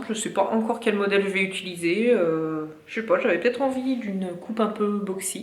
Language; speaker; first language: French; native; French